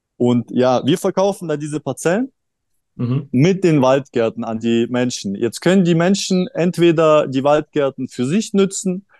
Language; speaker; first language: German; early bilingual, other home language; Russian